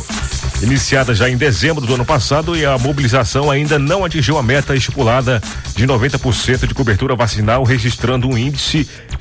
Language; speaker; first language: Portuguese; native; Portuguese